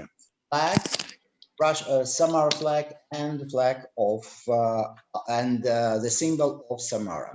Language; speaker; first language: English; non-native, learner; Russian